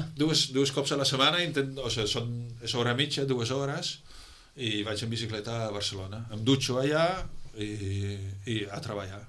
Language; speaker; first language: Catalan; non-native, fluent; Dutch